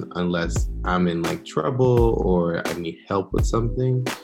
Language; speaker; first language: English; native; English